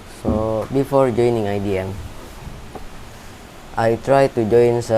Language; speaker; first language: English; non-native, learner; Indonesian